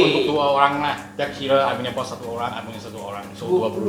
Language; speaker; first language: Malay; non-native, local second language; Chinese